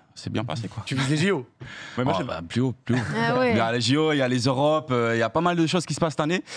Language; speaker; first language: French; early bilingual, heritage; English